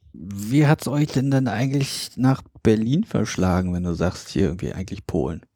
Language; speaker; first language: German; native; German